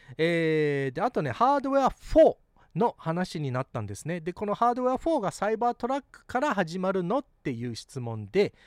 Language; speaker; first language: Japanese; early bilingual, heritage; Japanese